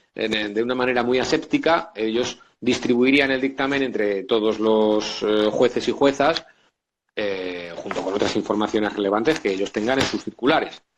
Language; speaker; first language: Spanish; native; Spanish